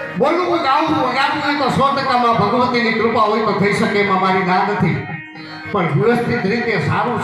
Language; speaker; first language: Gujarati; native; Gujarati